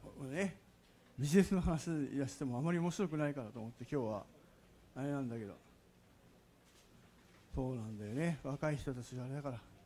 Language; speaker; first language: Japanese; native; Japanese